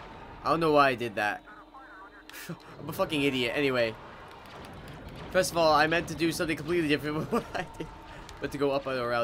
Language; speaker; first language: English; native; English